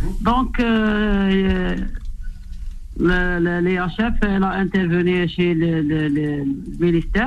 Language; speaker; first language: French; non-native, local second language; Arabic